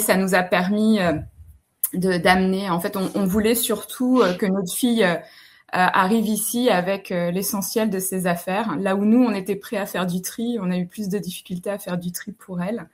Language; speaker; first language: French; native; French